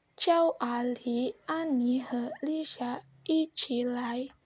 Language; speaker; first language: Chinese; non-native, learner; Indonesian